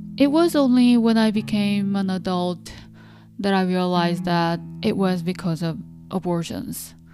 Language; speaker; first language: English; non-native, fluent; Korean